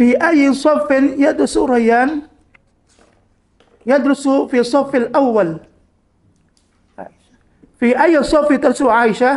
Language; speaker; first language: Arabic; non-native, learner; Indonesian